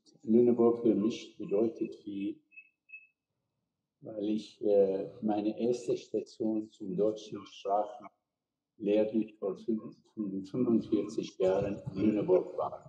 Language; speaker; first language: German; non-native, fluent; Arabic